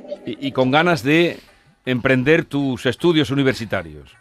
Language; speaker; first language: Spanish; native; Spanish